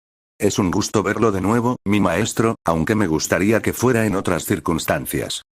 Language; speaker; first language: Spanish; native; Spanish